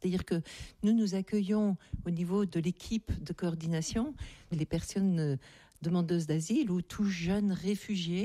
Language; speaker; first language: French; native; French